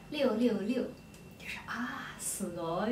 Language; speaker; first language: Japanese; non-native, fluent; Chinese